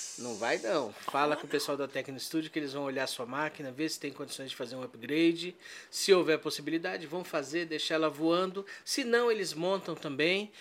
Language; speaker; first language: Portuguese; native; Portuguese